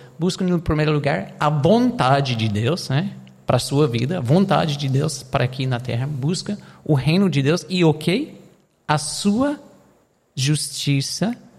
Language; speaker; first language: Portuguese; non-native, fluent; English